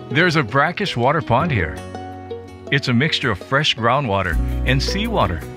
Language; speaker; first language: English; native; English